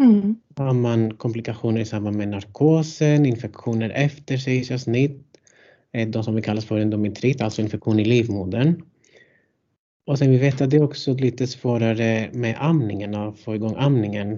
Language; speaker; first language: Swedish; non-native, fluent; Greek